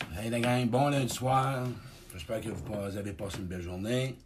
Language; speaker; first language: French; native; French